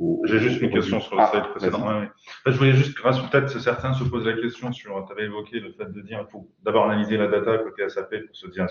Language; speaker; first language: French; native; French